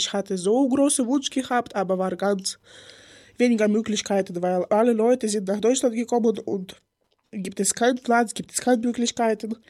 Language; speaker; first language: German; non-native, learner; Ukrainian